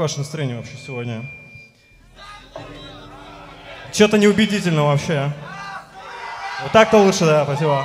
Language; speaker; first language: Russian; native; Russian